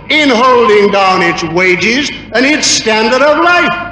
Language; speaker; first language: English; native; English